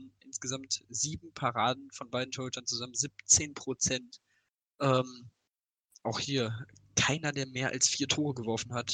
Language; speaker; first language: German; native; German